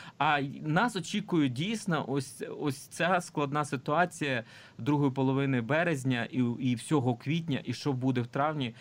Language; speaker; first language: Ukrainian; non-native, local second language; Russian